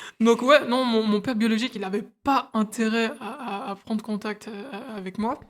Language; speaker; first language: French; early bilingual, other home language; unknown